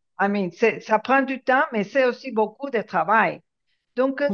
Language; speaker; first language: French; non-native, fluent; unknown